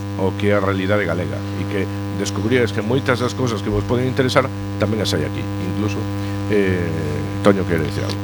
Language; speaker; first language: Galician; non-native, local second language; Spanish